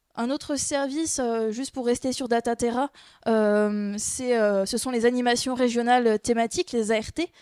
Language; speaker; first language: French; native; French